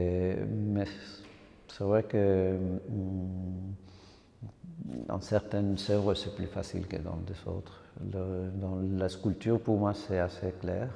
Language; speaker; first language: French; non-native, fluent; Spanish